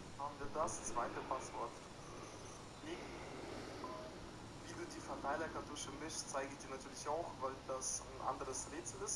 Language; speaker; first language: German; native; German